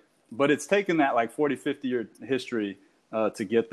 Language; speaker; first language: English; native; English